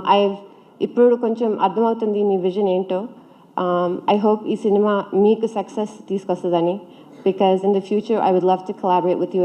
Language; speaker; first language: Telugu; early bilingual, heritage; Telugu